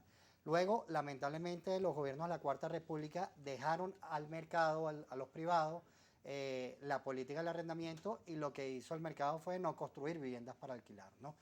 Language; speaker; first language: Spanish; native; Spanish